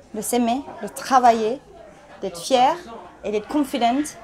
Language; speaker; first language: French; early bilingual, other home language; Thai